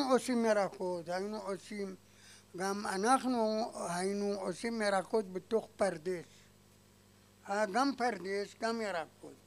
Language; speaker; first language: Hebrew; non-native, fluent; Arabic